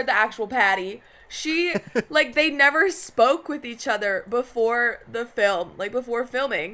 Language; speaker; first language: English; native; English